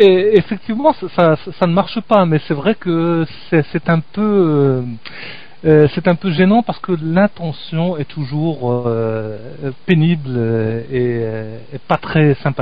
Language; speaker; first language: French; native; French